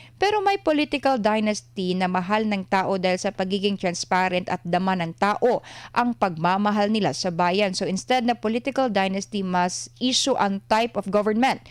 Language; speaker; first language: Filipino; non-native, local second language; Cebuano